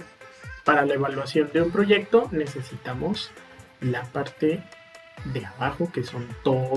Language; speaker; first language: Spanish; native; Spanish